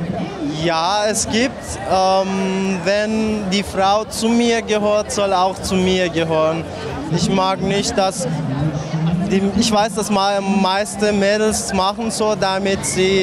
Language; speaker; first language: German; non-native, learner; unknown